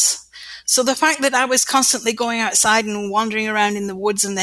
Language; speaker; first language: English; native; English